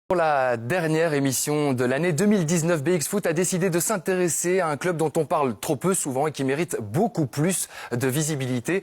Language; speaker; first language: French; native; French